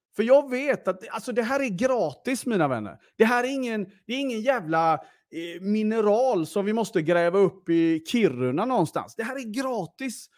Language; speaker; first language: Swedish; early bilingual, other home language; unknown